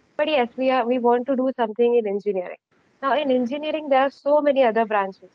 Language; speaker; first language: English; non-native, local second language; Marathi